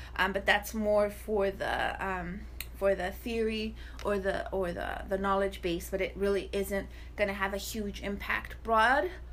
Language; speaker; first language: English; early bilingual, other home language; Spanish